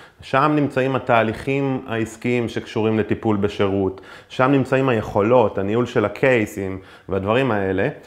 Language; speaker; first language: Hebrew; native; Hebrew